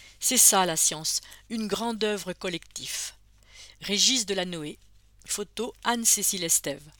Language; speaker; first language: French; native; French